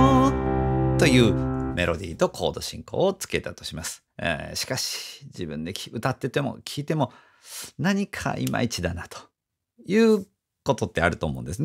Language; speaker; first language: Japanese; native; Japanese